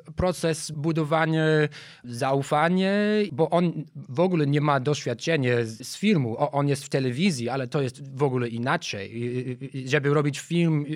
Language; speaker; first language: Polish; non-native, fluent; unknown